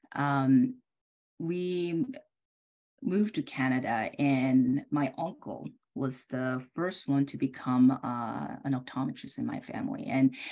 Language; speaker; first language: English; early bilingual, other home language; Korean